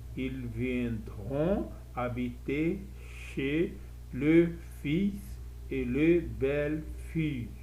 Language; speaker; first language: French; non-native, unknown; Portuguese